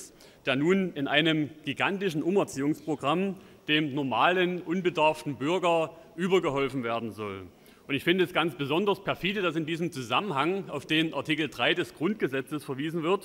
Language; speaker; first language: German; native; German